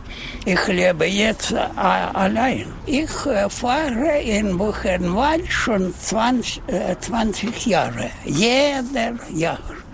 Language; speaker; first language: German; non-native, learner; Russian